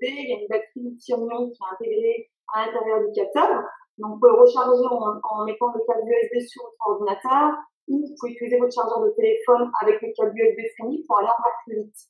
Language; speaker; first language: French; native; French